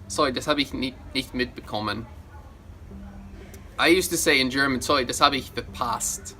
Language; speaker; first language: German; non-native, fluent; English